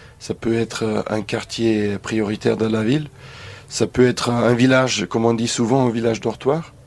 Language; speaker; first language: French; non-native, fluent; German